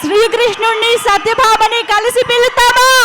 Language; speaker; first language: Telugu; native; Telugu